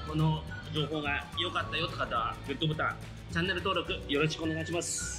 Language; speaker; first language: Japanese; native; Japanese